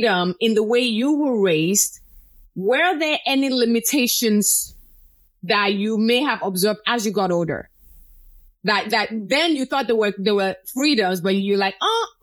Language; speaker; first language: English; non-native, local second language; Yoruba